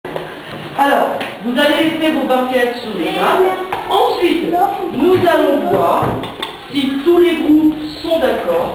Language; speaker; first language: French; native; French